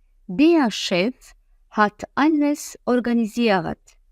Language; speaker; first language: German; non-native, fluent; Azerbaijani